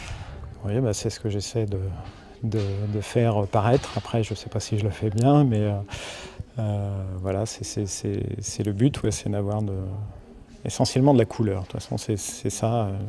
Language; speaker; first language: French; native; French